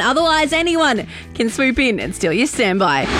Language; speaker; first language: English; native; English